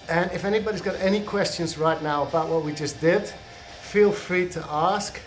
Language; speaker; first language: English; non-native, fluent; Dutch